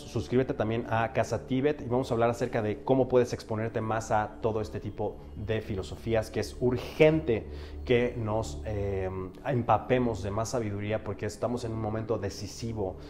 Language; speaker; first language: Spanish; native; Spanish